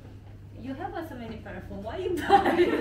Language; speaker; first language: English; non-native, learner; Indonesian